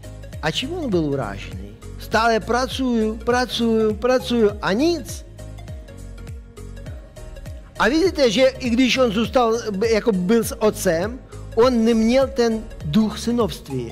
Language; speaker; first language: Czech; non-native, fluent; Russian